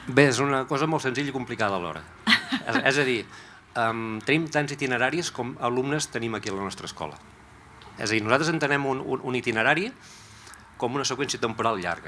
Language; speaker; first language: Catalan; native; Catalan